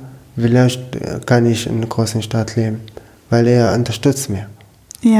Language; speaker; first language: German; non-native, learner; Arabic